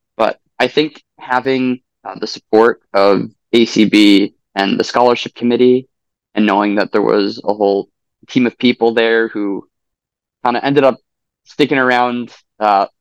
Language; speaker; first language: English; native; English